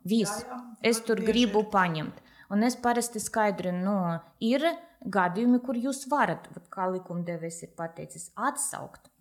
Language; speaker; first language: Latvian; non-native, local second language; Russian